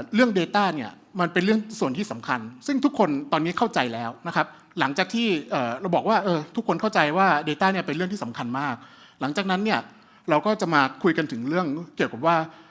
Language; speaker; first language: Thai; early bilingual, heritage; Thai